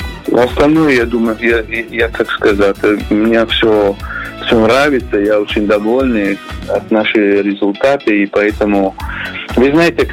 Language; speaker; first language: Russian; non-native, learner; Italian